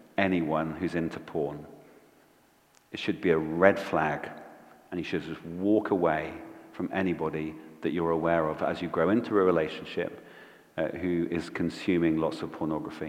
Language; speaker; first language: English; native; English